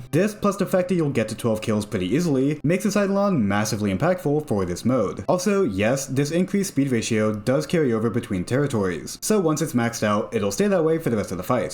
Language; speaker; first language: English; native; English